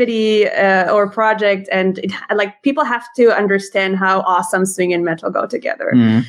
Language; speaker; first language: English; non-native, fluent; Hebrew